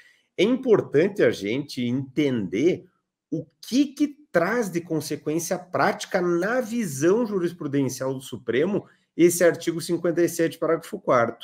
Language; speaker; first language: Portuguese; native; Portuguese